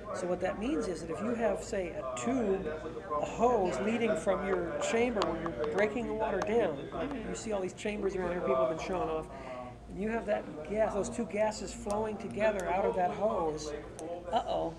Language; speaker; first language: English; native; English